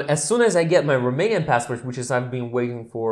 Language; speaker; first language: English; non-native, fluent; Russian